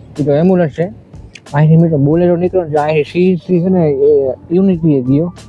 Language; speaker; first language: Gujarati; native; Gujarati